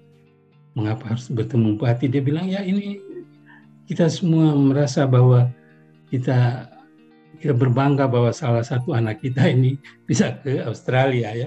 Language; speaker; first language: Indonesian; non-native, local second language; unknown